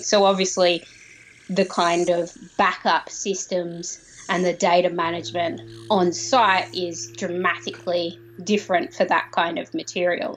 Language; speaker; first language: English; native; English